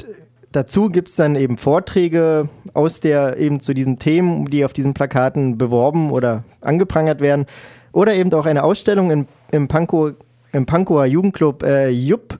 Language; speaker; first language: German; native; German